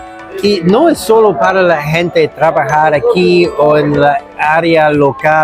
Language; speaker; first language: Spanish; non-native, learner; English